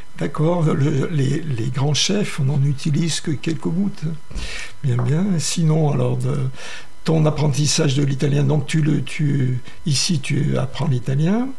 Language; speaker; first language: French; native; French